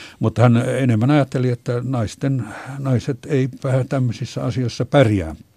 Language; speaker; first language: Finnish; native; Finnish